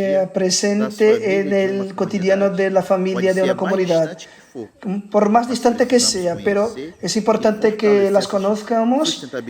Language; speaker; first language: Spanish; non-native, fluent; Portuguese